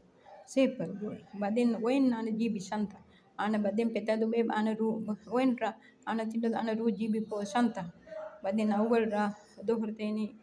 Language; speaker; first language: Arabic; non-native, learner; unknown